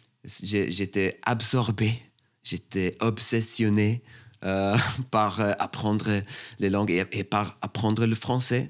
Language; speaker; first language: French; non-native, fluent; Swedish